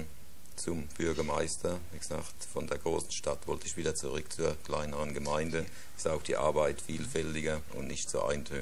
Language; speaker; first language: German; native; German